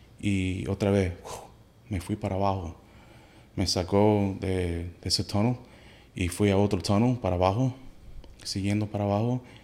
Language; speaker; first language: Spanish; early bilingual, heritage; Spanish